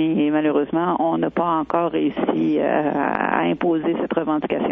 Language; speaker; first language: French; native; French